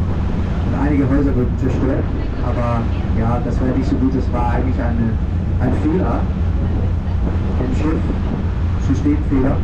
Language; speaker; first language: German; non-native, fluent; Danish